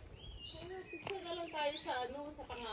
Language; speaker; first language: Filipino; native; Filipino